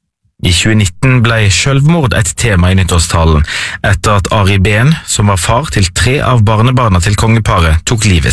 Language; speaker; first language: Norwegian; native; Norwegian